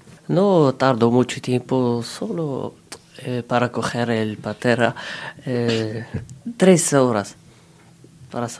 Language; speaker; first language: Spanish; non-native, learner; Arabic